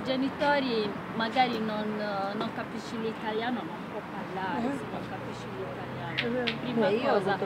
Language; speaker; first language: Italian; early bilingual, other home language; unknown